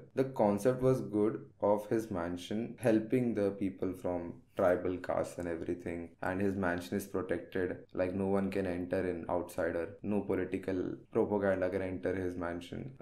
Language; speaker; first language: English; non-native, local second language; Telugu